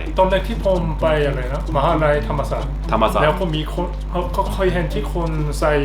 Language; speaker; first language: Thai; non-native, fluent; Korean